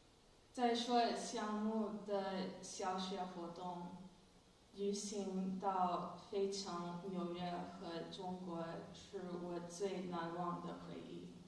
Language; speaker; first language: Chinese; non-native, fluent; English